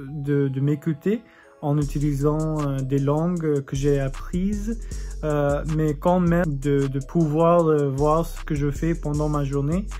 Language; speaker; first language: French; non-native, fluent; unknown